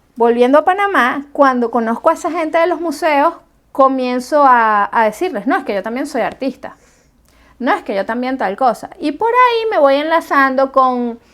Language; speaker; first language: Spanish; native; Spanish